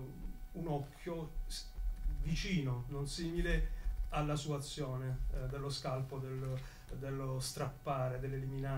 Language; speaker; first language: Italian; native; Italian